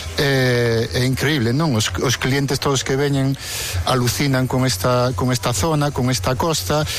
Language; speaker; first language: Galician; native; Galician